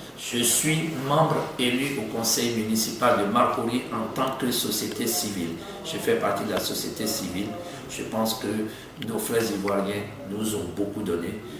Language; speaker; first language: French; native; French